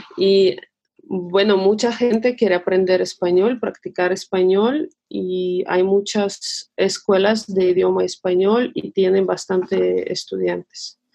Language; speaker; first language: Spanish; non-native, fluent; Russian